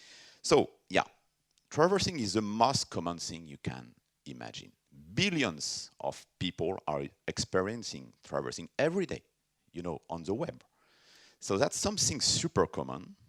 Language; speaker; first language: English; non-native, fluent; French